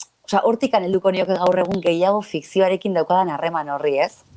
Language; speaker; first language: Basque; native; Basque